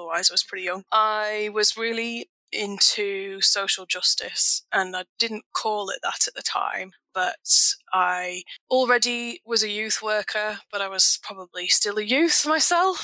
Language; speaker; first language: English; native; English